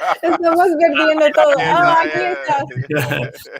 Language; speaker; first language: Spanish; non-native, fluent; English